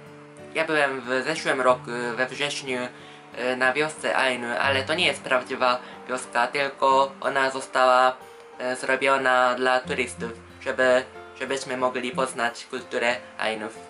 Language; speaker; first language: Polish; non-native, fluent; Japanese